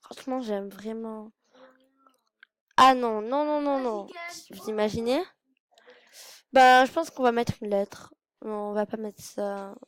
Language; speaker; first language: French; native; French